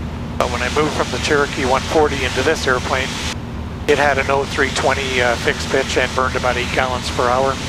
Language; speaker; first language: English; native; English